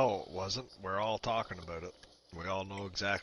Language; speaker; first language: English; native; English